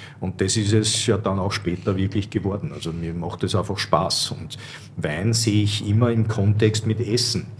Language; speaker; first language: German; native; German